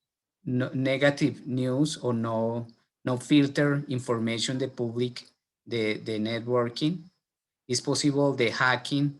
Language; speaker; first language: English; non-native, learner; Spanish